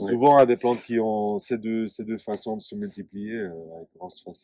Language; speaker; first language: French; native; French